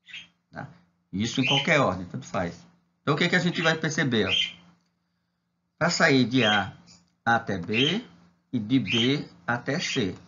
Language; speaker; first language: Portuguese; native; Portuguese